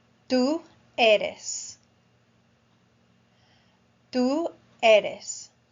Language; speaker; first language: Spanish; non-native, fluent; English